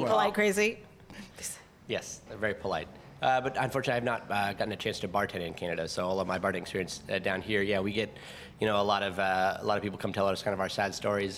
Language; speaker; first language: English; native; English